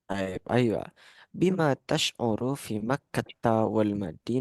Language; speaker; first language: Arabic; non-native, fluent; Indonesian